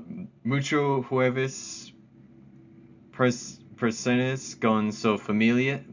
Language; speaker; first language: Spanish; non-native, learner; English